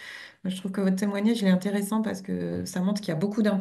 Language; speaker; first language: French; native; French